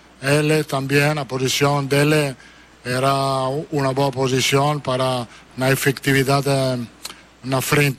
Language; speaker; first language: Portuguese; non-native, learner; Italian